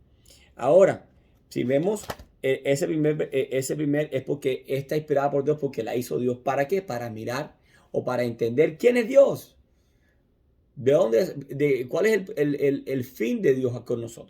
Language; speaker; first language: Spanish; native; Spanish